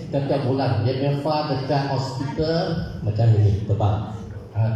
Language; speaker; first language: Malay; non-native, local second language; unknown